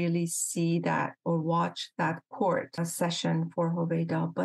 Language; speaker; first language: English; non-native, fluent; Persian